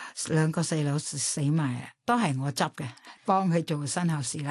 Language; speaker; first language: Cantonese; non-native, fluent; Thai